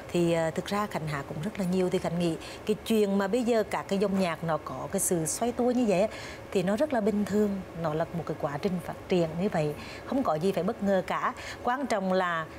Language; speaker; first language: Vietnamese; native; Vietnamese